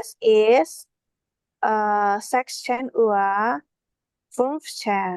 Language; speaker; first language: German; non-native, learner; Indonesian